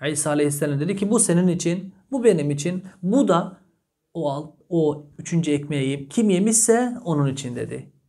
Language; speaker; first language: Turkish; early bilingual, heritage; Turkish